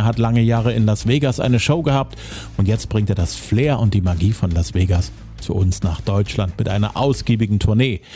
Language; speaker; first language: German; native; German